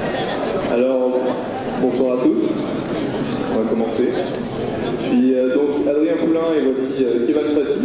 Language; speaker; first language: French; native; French